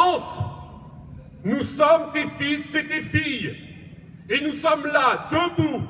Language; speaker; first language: French; native; French